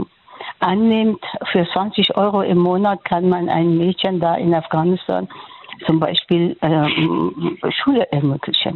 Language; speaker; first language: German; non-native, fluent; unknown